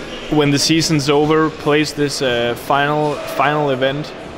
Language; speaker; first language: English; non-native, fluent; Danish